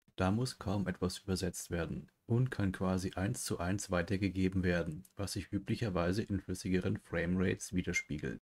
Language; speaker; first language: German; native; German